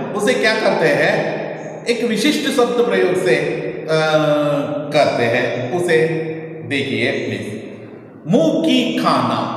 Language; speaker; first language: Hindi; non-native, local second language; Kannada